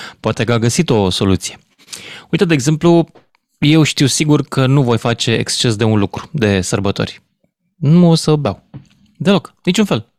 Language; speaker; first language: Romanian; native; Romanian